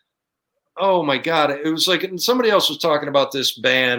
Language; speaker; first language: English; native; English